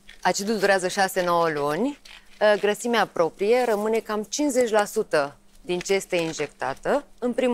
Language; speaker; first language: Romanian; native; Romanian